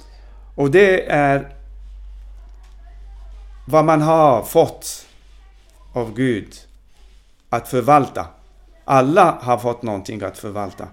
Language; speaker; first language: Swedish; non-native, fluent; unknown